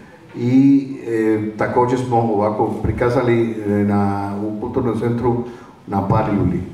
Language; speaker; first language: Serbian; non-native, fluent; Spanish